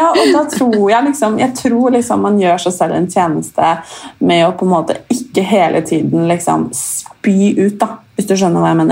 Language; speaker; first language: Norwegian; native; Norwegian